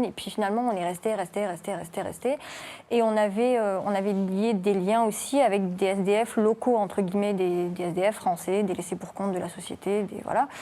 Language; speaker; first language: French; native; French